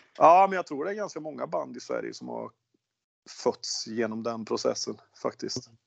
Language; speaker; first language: Swedish; native; Swedish